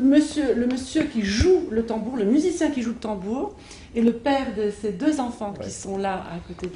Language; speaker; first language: French; native; French